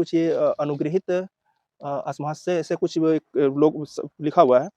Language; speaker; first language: Hindi; native; Hindi